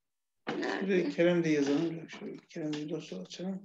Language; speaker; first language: Turkish; native; Turkish